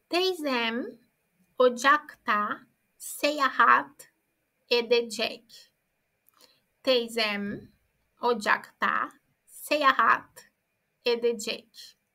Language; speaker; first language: Turkish; non-native, fluent; Portuguese